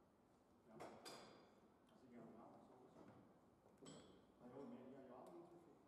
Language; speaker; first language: German; non-native, learner; Italian